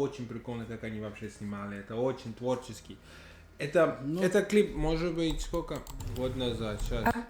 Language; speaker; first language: Russian; non-native, fluent; English